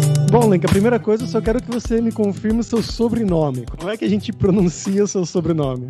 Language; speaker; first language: Portuguese; native; Portuguese